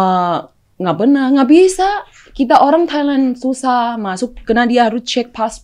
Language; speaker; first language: Indonesian; non-native, fluent; Thai